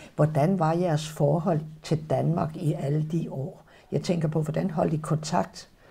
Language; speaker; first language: Danish; native; Danish